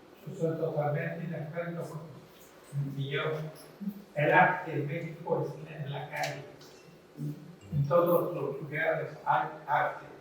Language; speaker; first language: Spanish; non-native, learner; French